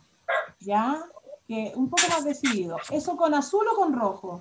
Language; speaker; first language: Spanish; native; Spanish